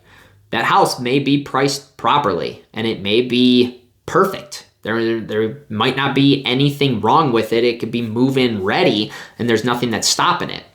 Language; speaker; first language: English; native; English